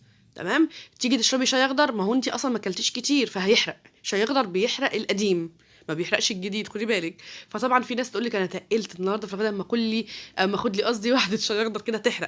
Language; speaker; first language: Arabic; native; Arabic